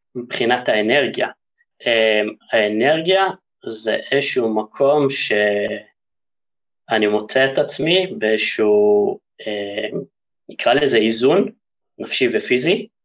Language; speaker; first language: Hebrew; native; Hebrew